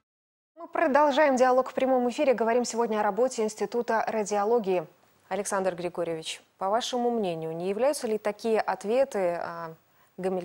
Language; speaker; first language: Russian; native; Russian